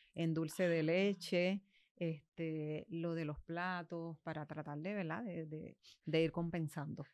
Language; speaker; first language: Spanish; native; Spanish